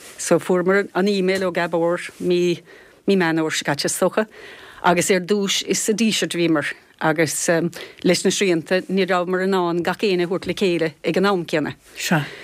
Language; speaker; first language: Irish; native; Irish